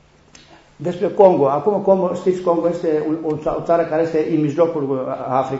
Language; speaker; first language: Romanian; non-native, learner; Greek